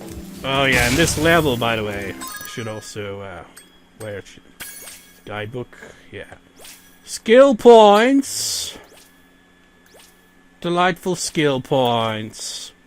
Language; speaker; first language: English; native; English